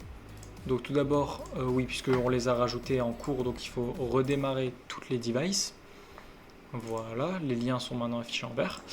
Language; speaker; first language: French; native; French